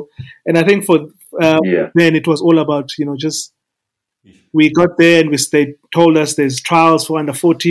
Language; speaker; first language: English; non-native, local second language; Xhosa